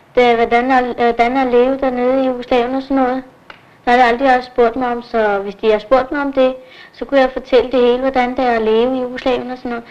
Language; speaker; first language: Danish; early bilingual, other home language; Macedonian